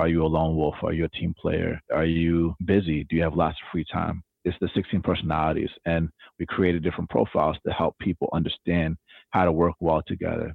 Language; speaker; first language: English; native; English